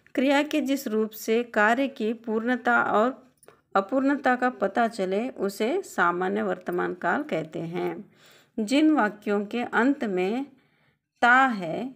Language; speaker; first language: Hindi; non-native, local second language; Telugu